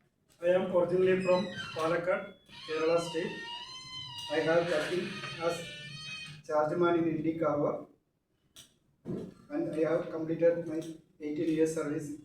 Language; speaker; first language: English; non-native, local second language; Malayalam